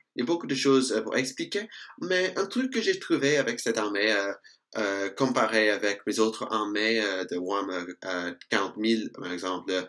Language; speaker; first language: French; non-native, fluent; English